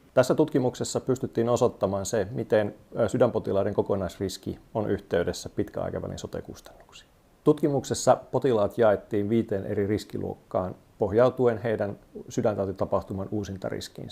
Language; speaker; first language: Finnish; native; Finnish